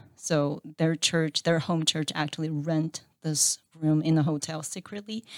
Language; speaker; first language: English; non-native, fluent; Chinese